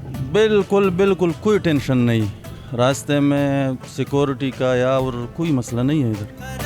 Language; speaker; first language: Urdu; non-native, local second language; Pashto